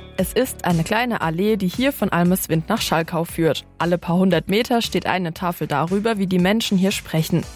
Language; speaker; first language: German; native; German